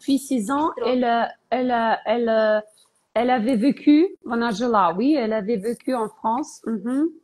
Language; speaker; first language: French; non-native, fluent; Ukrainian